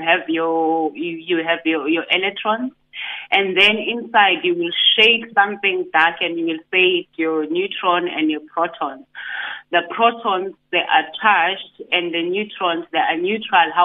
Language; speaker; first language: English; non-native, local second language; Zulu